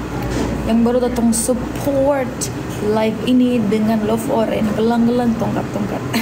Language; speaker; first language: Indonesian; non-native, fluent; Turkish